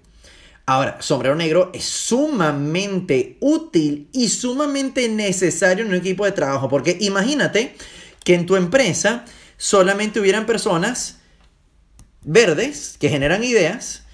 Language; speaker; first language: Spanish; native; Spanish